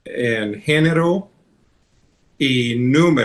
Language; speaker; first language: Spanish; non-native, fluent; English